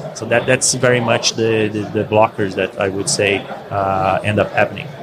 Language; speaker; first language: English; non-native, fluent; Portuguese